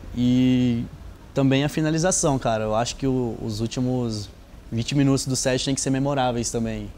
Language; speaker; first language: Portuguese; native; Portuguese